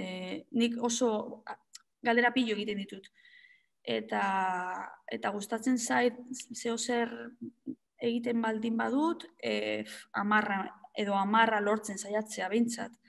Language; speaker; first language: Basque; non-native, local second language; Spanish